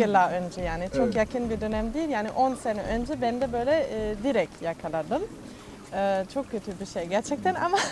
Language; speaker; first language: Turkish; non-native, fluent; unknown